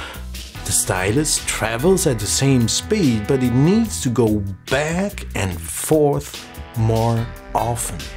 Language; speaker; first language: English; non-native, fluent; German